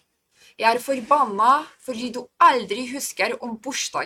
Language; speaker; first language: Norwegian; non-native, fluent; Polish